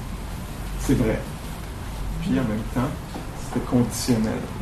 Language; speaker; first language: French; native; French